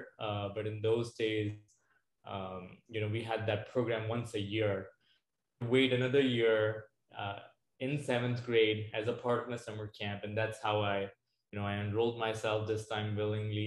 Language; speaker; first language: English; non-native, local second language; Hindi